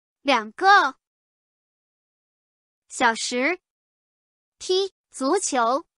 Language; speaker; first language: Chinese; non-native, learner; English